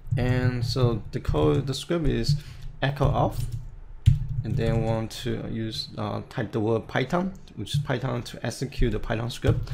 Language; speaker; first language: English; non-native, fluent; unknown